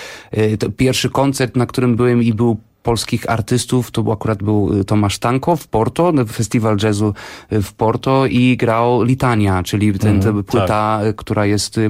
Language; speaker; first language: Polish; non-native, fluent; Portuguese